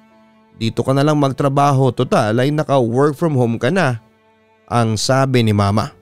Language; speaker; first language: Filipino; native; Filipino